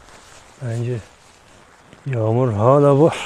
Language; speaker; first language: Turkish; non-native, fluent; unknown